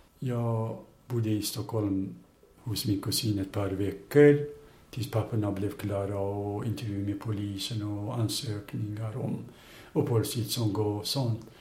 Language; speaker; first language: Swedish; non-native, fluent; Kurdish